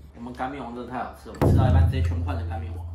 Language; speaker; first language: Chinese; native; Chinese